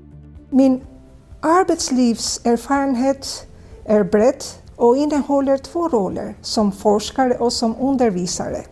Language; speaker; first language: Swedish; non-native, fluent; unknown